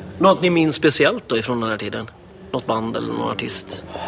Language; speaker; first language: Swedish; native; Swedish